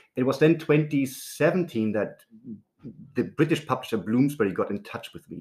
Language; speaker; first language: English; non-native, fluent; German